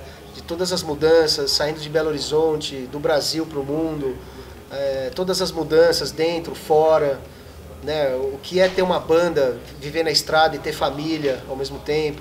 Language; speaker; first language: Portuguese; native; Portuguese